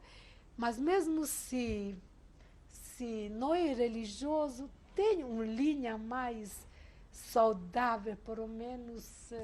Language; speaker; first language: Portuguese; non-native, fluent; Hungarian